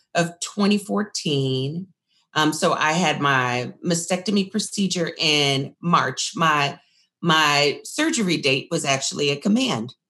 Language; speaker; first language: English; native; English